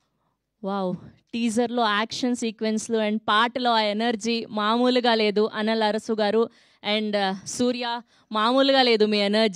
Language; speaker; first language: Telugu; native; Telugu